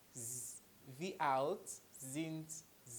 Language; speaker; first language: German; non-native, fluent; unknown